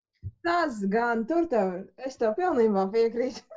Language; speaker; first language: Latvian; non-native, local second language; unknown